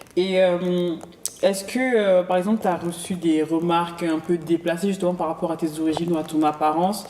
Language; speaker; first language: French; native; French